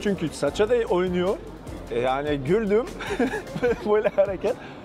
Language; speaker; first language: Turkish; non-native, learner; Macedonian